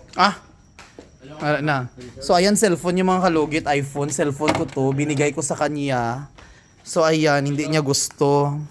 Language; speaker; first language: Filipino; non-native, local second language; Cebuano